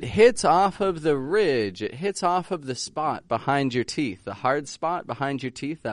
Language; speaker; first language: English; native; English